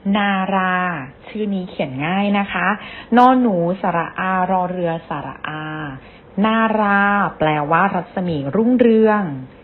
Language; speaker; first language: Thai; native; Thai